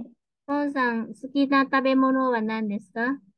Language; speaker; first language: Japanese; non-native, fluent; Vietnamese